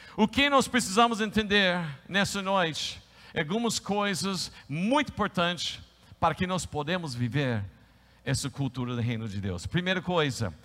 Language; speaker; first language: Portuguese; non-native, fluent; English